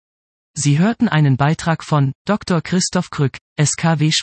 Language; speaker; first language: German; native; German